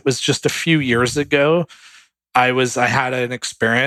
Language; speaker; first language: English; native; English